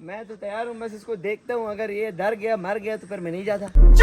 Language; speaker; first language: Hindi; non-native, local second language; Pashto